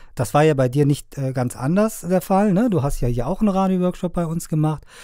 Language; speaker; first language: German; non-native, fluent; Persian